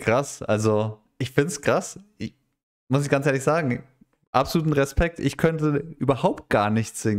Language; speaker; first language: German; native; German